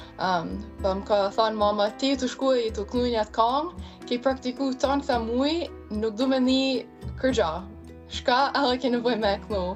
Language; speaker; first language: Albanian; early bilingual, heritage; Albanian